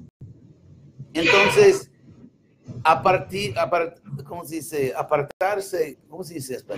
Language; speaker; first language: Spanish; non-native, fluent; English